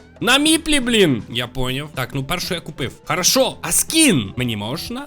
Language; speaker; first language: Ukrainian; non-native, local second language; Russian